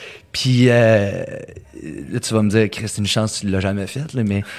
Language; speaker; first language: French; early bilingual, heritage; French